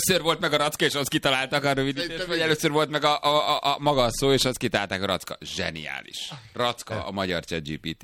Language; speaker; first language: Hungarian; native; Hungarian